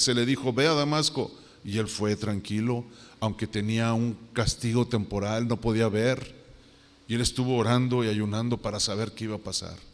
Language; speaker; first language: Spanish; native; Spanish